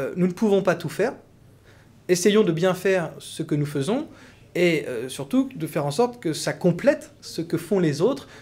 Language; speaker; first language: French; native; French